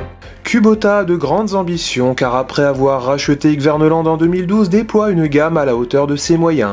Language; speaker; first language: French; native; French